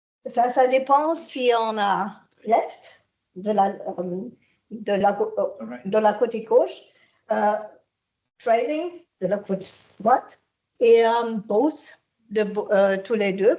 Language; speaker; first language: French; non-native, fluent; German